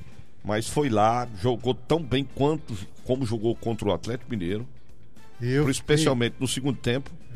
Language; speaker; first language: Portuguese; native; Portuguese